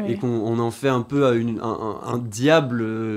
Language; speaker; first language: French; native; French